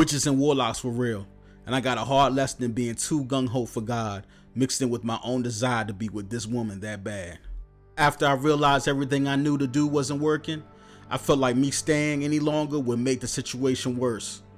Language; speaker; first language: English; native; English